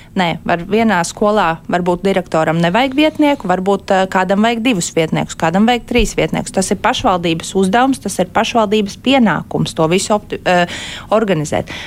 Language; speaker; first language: Latvian; native; Latvian